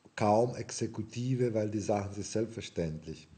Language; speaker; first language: German; non-native, fluent; Italian